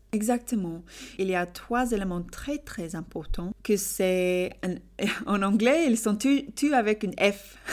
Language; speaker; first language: French; non-native, learner; English